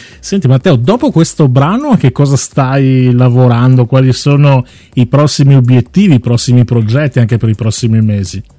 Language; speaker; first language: Italian; native; Italian